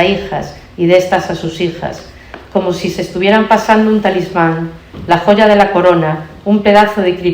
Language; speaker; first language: Spanish; native; Spanish